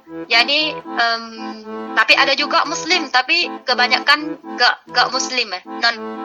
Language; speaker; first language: Indonesian; non-native, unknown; Thai